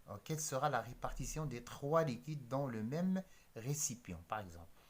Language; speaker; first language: French; non-native, local second language; Arabic